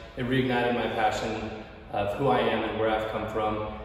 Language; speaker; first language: English; native; English